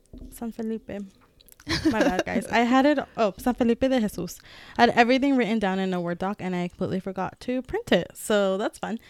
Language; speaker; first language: English; early bilingual, other home language; Spanish